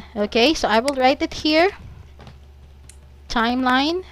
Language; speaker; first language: English; non-native, fluent; Cebuano